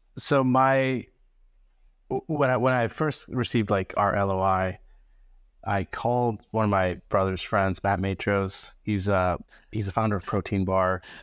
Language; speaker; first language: English; early bilingual, other home language; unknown